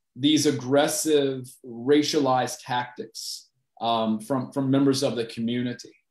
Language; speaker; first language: English; native; English